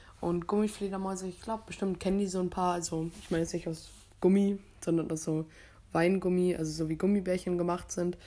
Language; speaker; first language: German; native; German